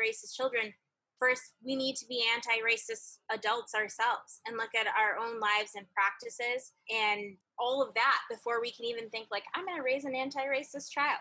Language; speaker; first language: English; native; English